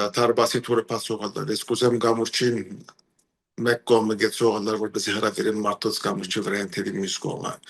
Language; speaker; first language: Armenian; early bilingual, heritage; Armenian